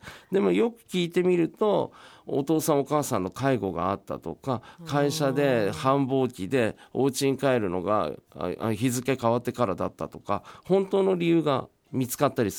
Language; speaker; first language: Japanese; native; Japanese